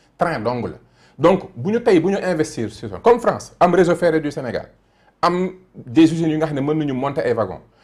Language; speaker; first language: French; non-native, local second language; Wolof